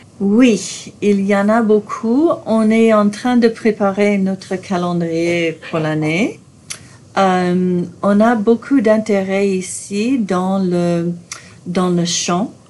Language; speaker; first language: French; non-native, fluent; English